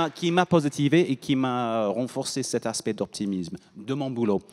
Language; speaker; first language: French; non-native, fluent; English